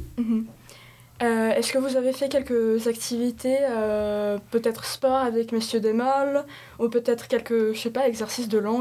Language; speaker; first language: French; non-native, fluent; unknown